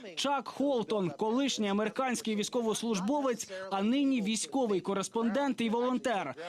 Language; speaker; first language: Ukrainian; native; Ukrainian